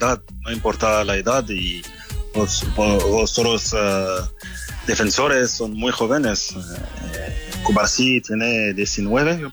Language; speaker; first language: Spanish; non-native, fluent; French